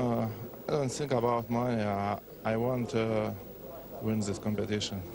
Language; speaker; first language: English; non-native, learner; Lithuanian